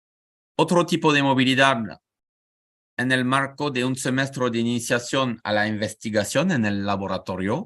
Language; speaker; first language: Spanish; non-native, learner; French